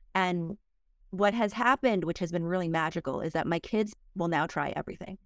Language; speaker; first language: English; early bilingual, other home language; Korean